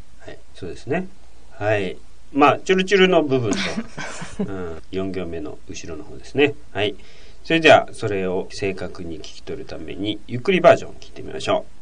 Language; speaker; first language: Japanese; native; Japanese